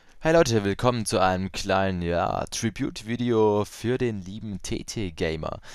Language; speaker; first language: German; native; German